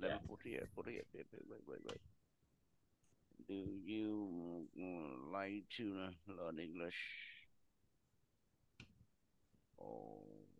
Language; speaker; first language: English; non-native, fluent; Vietnamese